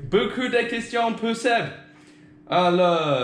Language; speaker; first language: French; non-native, learner; English